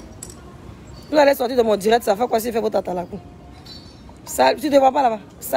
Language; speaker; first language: French; native; French